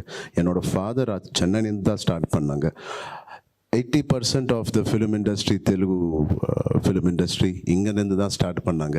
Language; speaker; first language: Tamil; non-native, local second language; Telugu